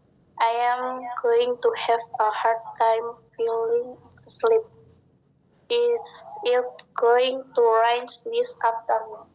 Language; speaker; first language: English; non-native, learner; Indonesian